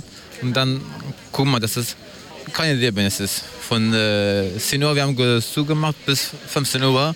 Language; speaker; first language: German; non-native, learner; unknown